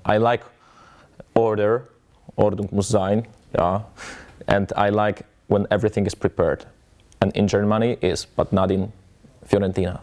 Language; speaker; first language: English; non-native, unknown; Polish